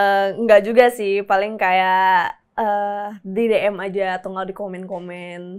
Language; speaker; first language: Indonesian; native; Indonesian